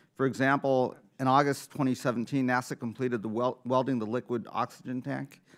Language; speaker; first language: English; native; English